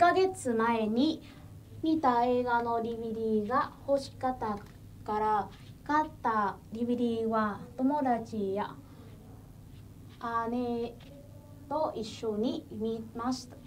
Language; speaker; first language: Japanese; non-native, fluent; Vietnamese